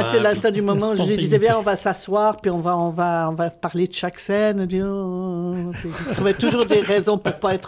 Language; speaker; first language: French; native; French